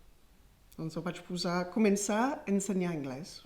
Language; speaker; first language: Catalan; non-native, fluent; English